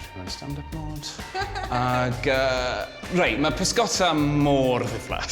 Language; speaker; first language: Welsh; native; Welsh